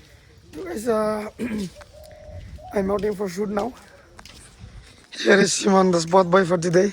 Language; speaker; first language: Hindi; non-native, local second language; Bangla